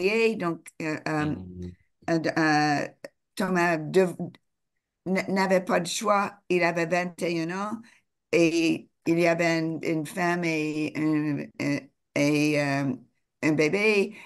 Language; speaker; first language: French; non-native, fluent; English